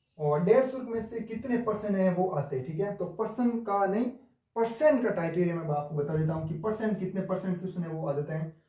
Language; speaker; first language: Hindi; native; Hindi